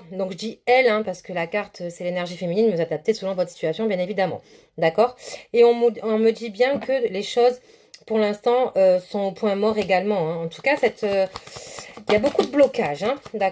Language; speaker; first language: French; native; French